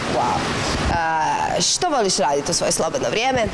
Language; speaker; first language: Croatian; native; Croatian